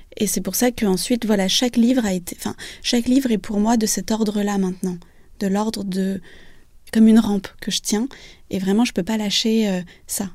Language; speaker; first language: French; early bilingual, other home language; Vietnamese